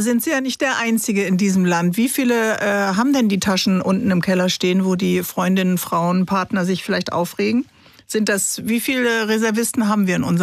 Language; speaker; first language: German; native; German